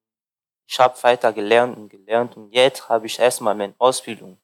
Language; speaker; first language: German; non-native, learner; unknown